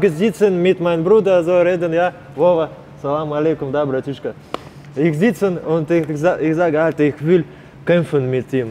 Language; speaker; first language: German; non-native, learner; Russian